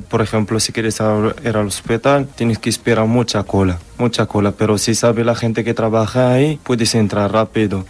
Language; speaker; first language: Spanish; non-native, learner; Arabic